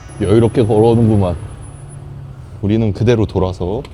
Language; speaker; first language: Korean; native; Korean